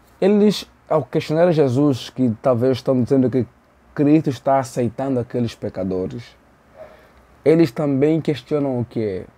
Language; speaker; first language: Portuguese; native; Portuguese